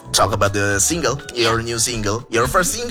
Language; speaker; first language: English; non-native, fluent; Indonesian